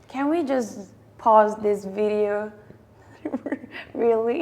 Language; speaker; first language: English; non-native, fluent; Korean